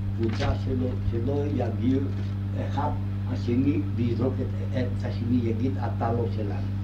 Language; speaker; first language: Hebrew; non-native, fluent; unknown